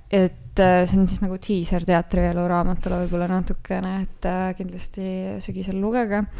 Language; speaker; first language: Estonian; native; Estonian